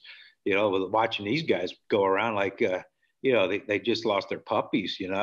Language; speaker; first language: English; native; English